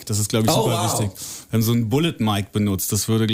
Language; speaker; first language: German; native; German